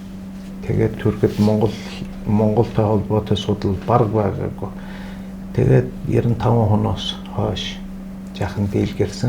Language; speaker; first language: Mongolian; non-native, fluent; Turkish